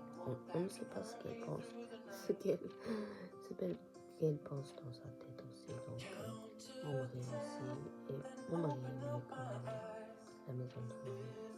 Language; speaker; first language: French; non-native, learner; Japanese